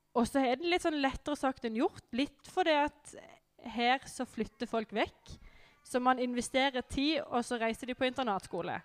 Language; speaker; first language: Norwegian; native; Norwegian